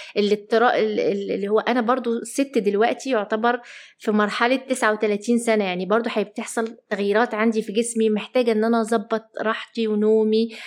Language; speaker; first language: Arabic; early bilingual, heritage; Arabic